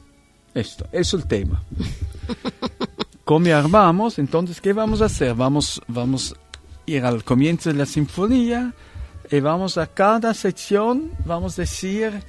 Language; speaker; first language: Spanish; non-native, fluent; Italian